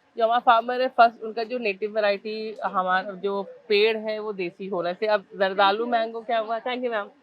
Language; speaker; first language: Hindi; native; Hindi